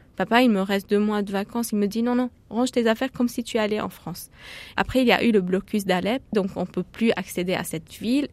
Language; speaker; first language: French; non-native, fluent; Arabic